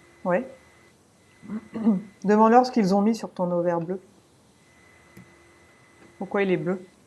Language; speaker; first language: French; native; French